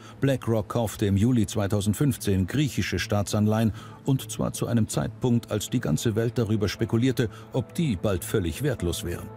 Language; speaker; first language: German; native; German